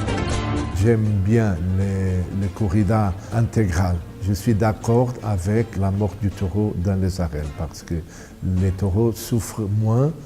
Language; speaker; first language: French; non-native, fluent; Portuguese